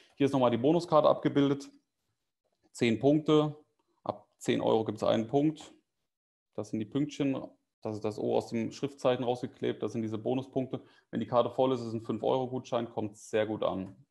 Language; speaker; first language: German; native; German